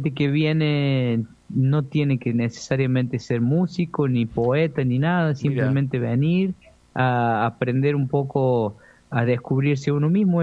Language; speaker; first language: Spanish; native; Spanish